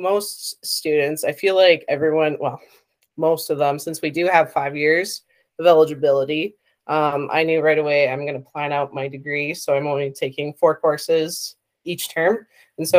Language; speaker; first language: English; native; English